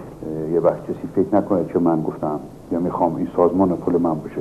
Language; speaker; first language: Persian; native; Persian